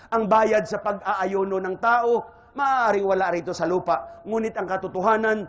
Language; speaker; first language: Filipino; non-native, local second language; Hiligaynon